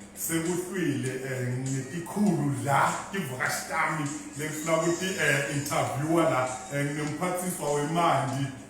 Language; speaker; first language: Zulu; non-native, local second language; Swati